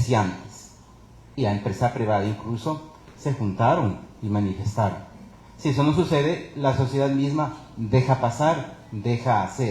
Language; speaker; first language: Spanish; native; Spanish